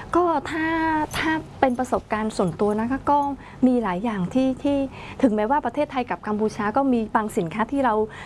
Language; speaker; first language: Thai; non-native, fluent; Khmer